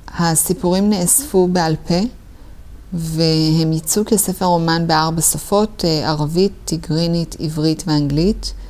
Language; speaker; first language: Hebrew; early bilingual, other home language; Persian